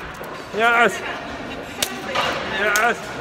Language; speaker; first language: Japanese; native; Japanese